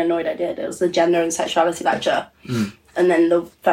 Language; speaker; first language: English; native; English